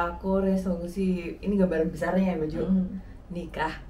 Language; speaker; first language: Indonesian; native; Indonesian